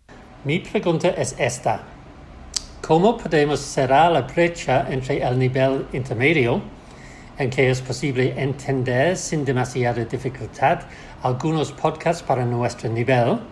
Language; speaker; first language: Spanish; non-native, learner; English